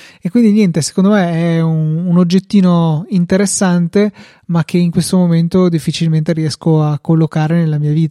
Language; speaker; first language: Italian; native; Italian